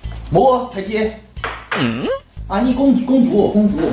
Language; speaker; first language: Chinese; native; Chinese